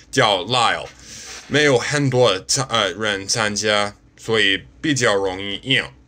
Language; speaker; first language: Chinese; non-native, learner; English